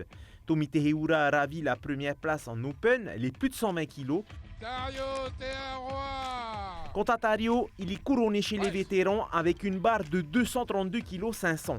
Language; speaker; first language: French; native; French